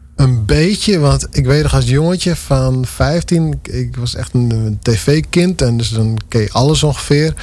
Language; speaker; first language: Dutch; non-native, local second language; Western Frisian